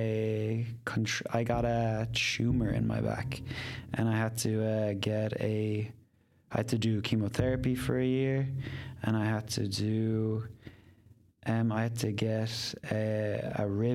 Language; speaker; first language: English; native; English